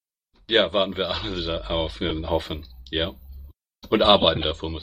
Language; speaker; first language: German; non-native, learner; English